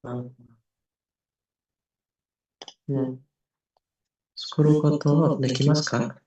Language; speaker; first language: Japanese; non-native, learner; Indonesian